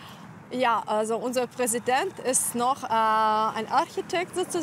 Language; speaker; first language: German; non-native, fluent; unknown